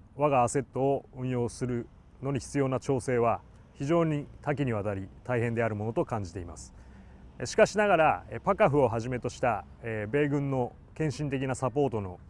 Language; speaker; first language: Japanese; native; Japanese